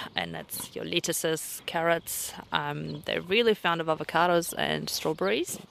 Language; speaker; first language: English; non-native, fluent; Russian